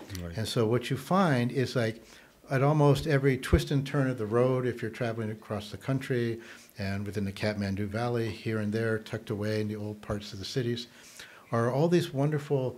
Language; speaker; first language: English; native; English